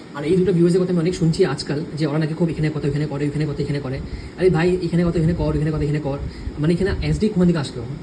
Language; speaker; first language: Bangla; early bilingual, heritage; Bangla